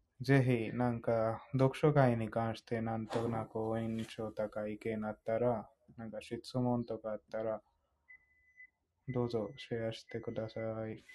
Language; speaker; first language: Japanese; non-native, fluent; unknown